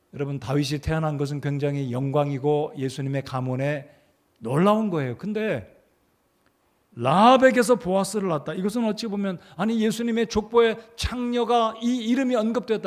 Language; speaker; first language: Korean; native; Korean